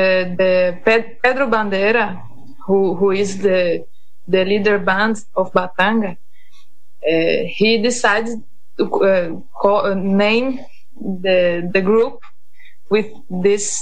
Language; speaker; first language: English; non-native, learner; Spanish